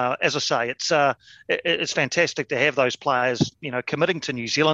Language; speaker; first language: English; native; English